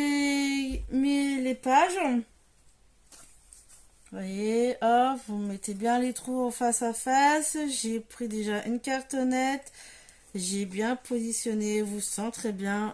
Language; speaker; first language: French; native; French